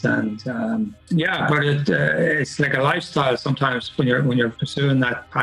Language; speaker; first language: English; native; English